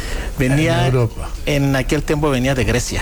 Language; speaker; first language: Spanish; non-native, fluent; Greek